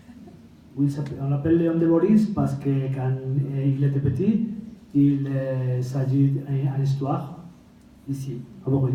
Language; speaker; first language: French; non-native, fluent; Spanish